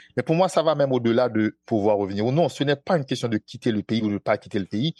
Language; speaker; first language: French; non-native, local second language; Haitian Creole